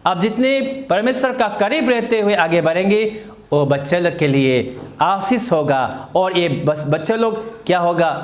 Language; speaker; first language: Hindi; non-native, local second language; Assamese